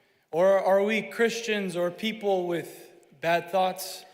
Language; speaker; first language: English; native; English